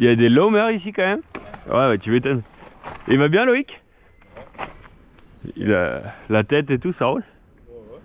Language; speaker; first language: French; native; French